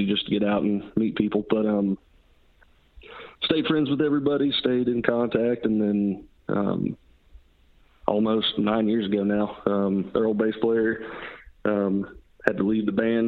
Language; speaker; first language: English; native; English